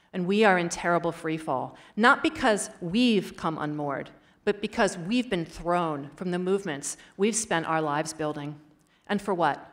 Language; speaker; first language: English; native; English